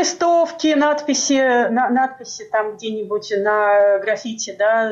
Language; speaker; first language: Russian; native; Russian